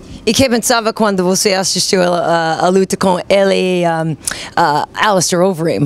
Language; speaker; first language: Portuguese; non-native, learner; English